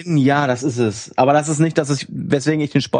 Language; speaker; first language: German; native; German